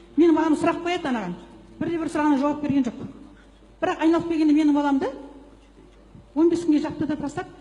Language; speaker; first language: Kazakh; native; Kazakh